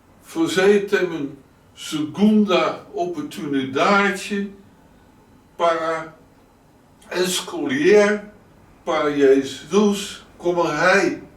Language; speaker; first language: Portuguese; non-native, learner; Dutch